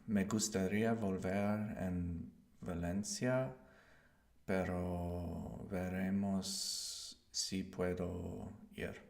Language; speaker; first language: Spanish; non-native, learner; English